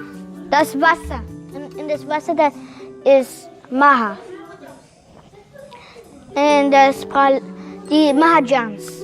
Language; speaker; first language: German; early bilingual, heritage; German